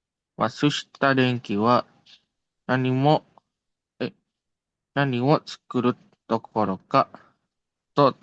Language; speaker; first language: Japanese; non-native, learner; Indonesian